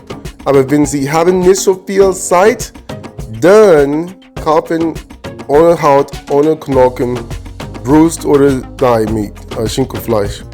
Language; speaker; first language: German; non-native, learner; English